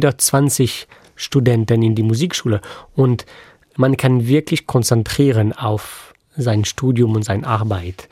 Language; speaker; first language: German; non-native, fluent; French